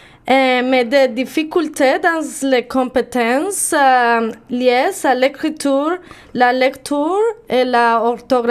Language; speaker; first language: French; non-native, learner; Spanish